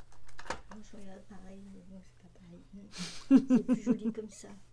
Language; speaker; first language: French; native; French